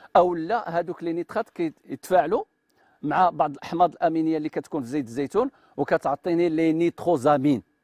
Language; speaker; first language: Arabic; native; Arabic